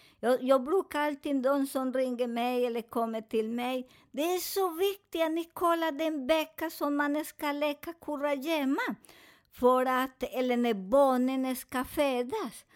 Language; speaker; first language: Swedish; non-native, learner; Spanish